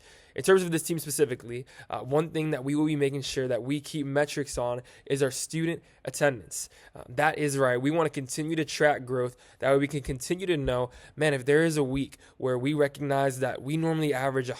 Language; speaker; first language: English; native; English